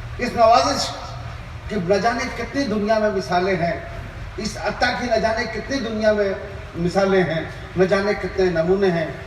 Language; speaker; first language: Urdu; native; Urdu